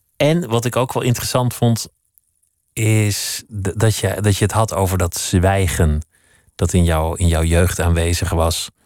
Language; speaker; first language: Dutch; native; Dutch